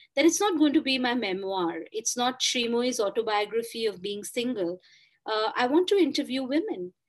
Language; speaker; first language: English; non-native, local second language; Bangla